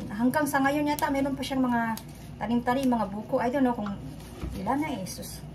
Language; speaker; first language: Filipino; non-native, local second language; Hiligaynon